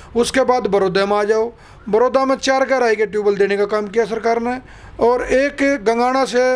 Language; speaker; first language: Hindi; native; Hindi